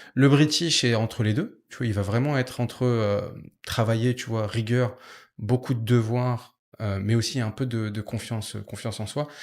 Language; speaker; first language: French; native; French